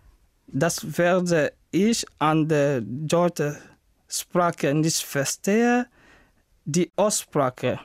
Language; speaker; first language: German; non-native, learner; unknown